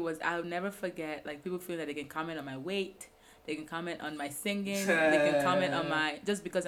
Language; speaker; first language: English; non-native, local second language; Yoruba